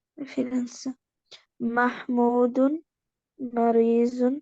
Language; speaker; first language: Arabic; non-native, learner; Urdu